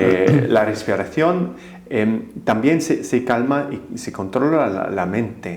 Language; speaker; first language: Spanish; non-native, fluent; English